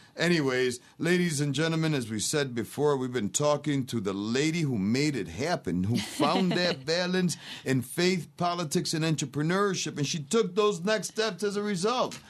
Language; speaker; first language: English; native; English